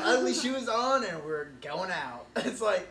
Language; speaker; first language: English; native; English